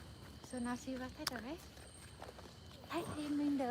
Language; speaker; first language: English; non-native, learner; Vietnamese